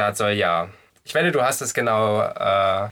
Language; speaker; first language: German; native; German